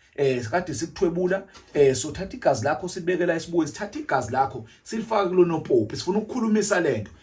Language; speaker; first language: Zulu; native; Zulu